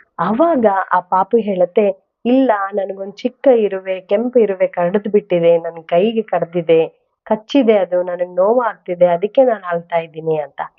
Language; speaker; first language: Kannada; non-native, local second language; Telugu